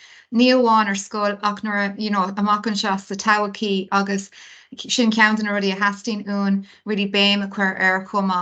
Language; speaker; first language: Irish; non-native, local second language; English